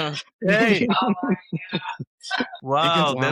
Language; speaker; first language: English; native; English